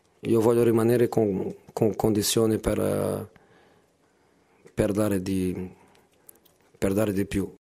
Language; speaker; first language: Italian; non-native, fluent; Portuguese